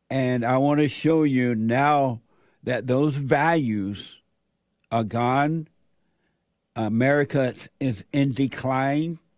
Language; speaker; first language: English; native; English